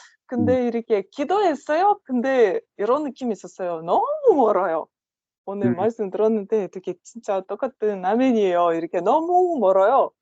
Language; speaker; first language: Korean; non-native, learner; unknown